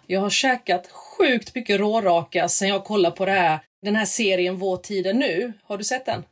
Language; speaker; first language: Swedish; early bilingual, other home language; Russian